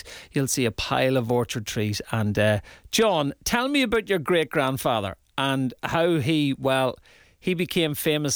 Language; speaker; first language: English; native; English